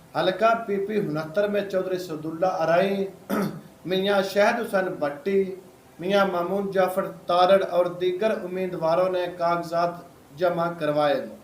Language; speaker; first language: Urdu; non-native, local second language; Punjabi